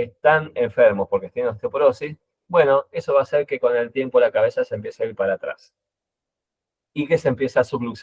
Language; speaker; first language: Spanish; native; Spanish